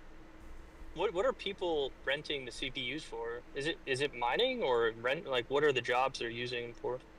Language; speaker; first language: English; native; English